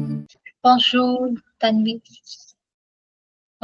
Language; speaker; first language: French; non-native, fluent; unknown